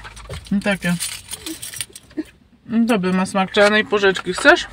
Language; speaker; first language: Polish; native; Polish